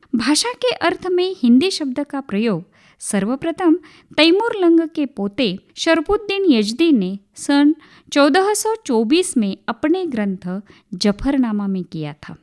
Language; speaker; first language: Hindi; non-native, local second language; Marathi